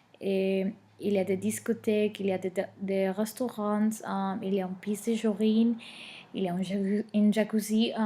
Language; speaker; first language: French; non-native, learner; Spanish